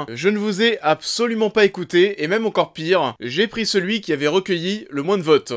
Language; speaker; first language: French; native; French